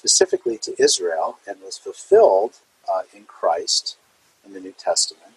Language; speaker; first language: English; native; English